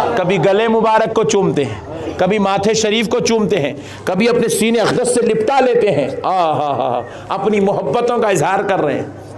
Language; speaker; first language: Hindi; non-native, local second language; Urdu